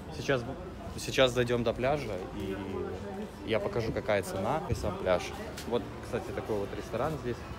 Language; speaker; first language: Russian; native; Russian